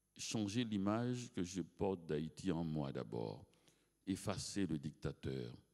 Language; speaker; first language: French; native; French